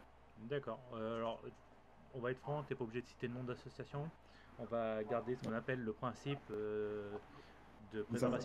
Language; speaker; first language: French; native; French